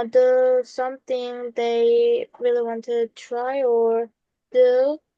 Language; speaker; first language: English; non-native, learner; Korean